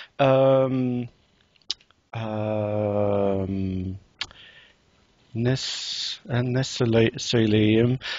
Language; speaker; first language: Turkish; non-native, learner; English